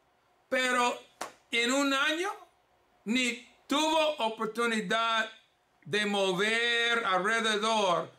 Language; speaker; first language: Spanish; early bilingual, heritage; English